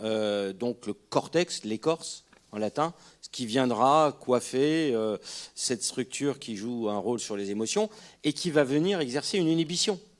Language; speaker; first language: French; native; French